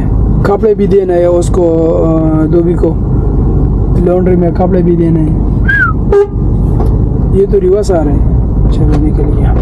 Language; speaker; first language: Hindi; non-native, local second language; Pashto